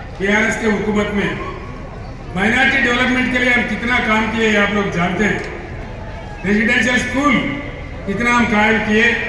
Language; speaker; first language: Hindi; non-native, local second language; Telugu